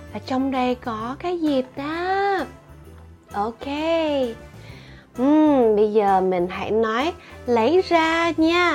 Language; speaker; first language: Vietnamese; early bilingual, heritage; Vietnamese